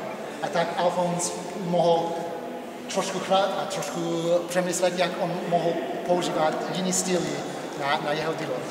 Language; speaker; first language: Czech; non-native, learner; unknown